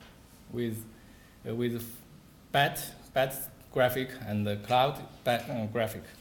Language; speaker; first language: English; non-native, learner; Chinese